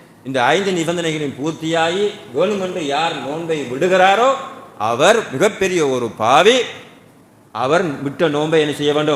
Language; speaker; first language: Tamil; native; Tamil